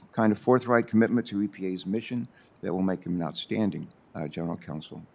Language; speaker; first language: English; native; English